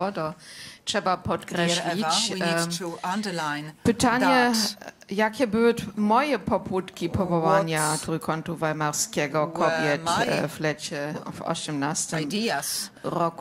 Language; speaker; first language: Polish; non-native, fluent; German